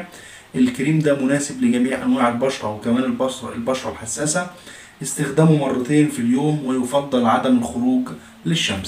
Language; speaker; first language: Arabic; native; Arabic